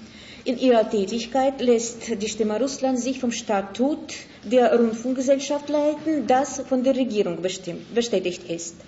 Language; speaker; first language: German; non-native, fluent; Russian